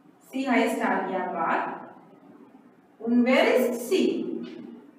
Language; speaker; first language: German; non-native, learner; Sinhala